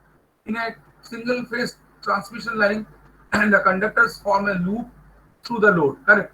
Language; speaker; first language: English; non-native, local second language; Bangla